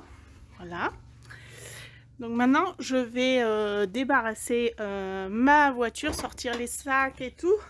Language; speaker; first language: French; native; French